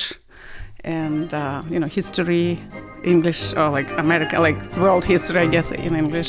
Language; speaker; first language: English; non-native, fluent; Russian